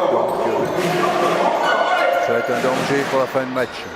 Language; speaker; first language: French; native; French